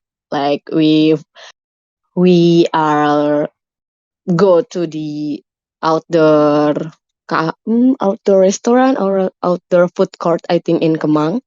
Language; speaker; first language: English; non-native, learner; Indonesian